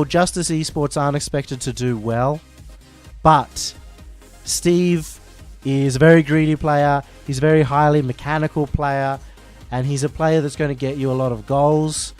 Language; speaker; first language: English; native; English